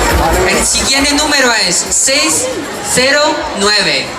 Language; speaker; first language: Spanish; non-native, fluent; Chinese